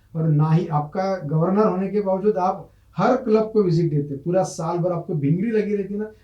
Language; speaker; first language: Hindi; non-native, local second language; Marathi